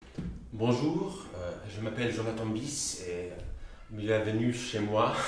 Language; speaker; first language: French; non-native, fluent; English